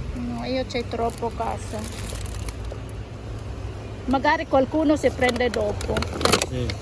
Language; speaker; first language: Italian; non-native, learner; Filipino